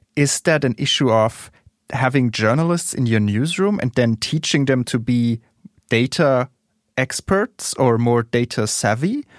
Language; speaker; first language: English; non-native, fluent; German